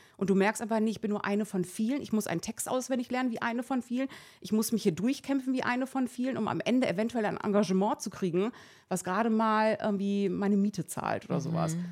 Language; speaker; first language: German; early bilingual, other home language; Persian